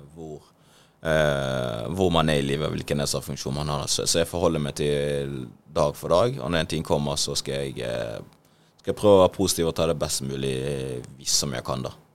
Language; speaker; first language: Norwegian; early bilingual, other home language; Swahili